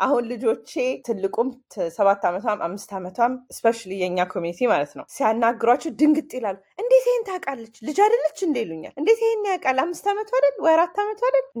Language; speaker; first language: Amharic; early bilingual, heritage; Amharic